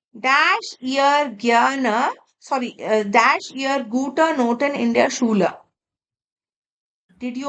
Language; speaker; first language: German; non-native, fluent; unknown